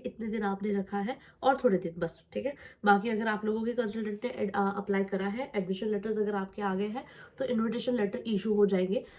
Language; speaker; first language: Hindi; non-native, local second language; Marathi